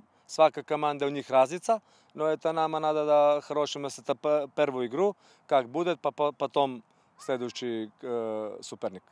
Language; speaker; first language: Russian; non-native, learner; Serbian